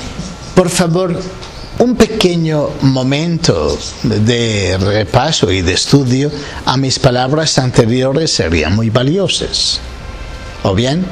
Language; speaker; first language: Spanish; native; Spanish